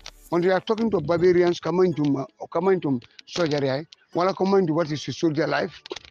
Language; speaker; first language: English; non-native, local second language; Mandingo